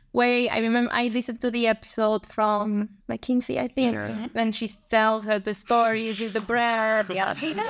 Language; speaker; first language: English; non-native, fluent; Spanish